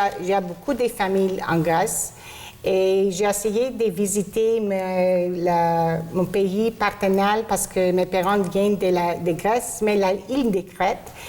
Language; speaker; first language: French; non-native, local second language; Greek